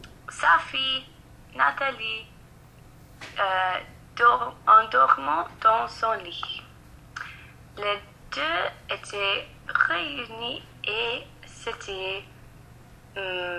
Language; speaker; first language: French; non-native, learner; English